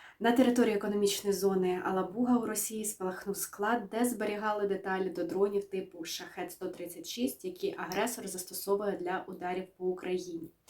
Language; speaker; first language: Ukrainian; native; Ukrainian